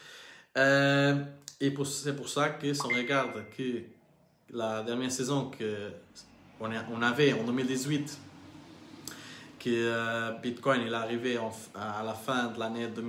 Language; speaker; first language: French; non-native, learner; Portuguese